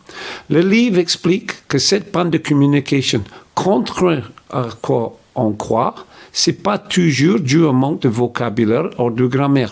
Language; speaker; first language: French; non-native, fluent; English